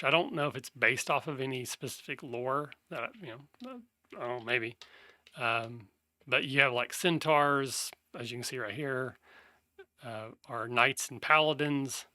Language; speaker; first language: English; native; English